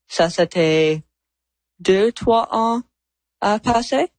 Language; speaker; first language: French; non-native, local second language; English